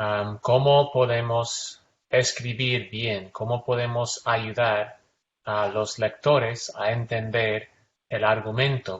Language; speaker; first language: Spanish; non-native, fluent; English